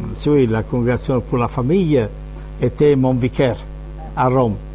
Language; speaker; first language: French; non-native, fluent; Italian